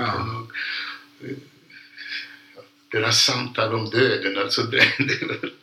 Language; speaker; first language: Swedish; non-native, fluent; Polish